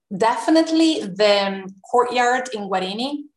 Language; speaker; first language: English; non-native, fluent; Italian